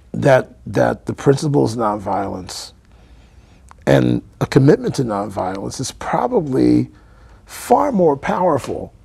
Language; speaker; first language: English; native; English